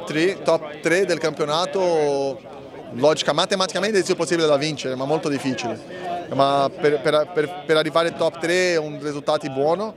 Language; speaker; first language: Italian; non-native, learner; Portuguese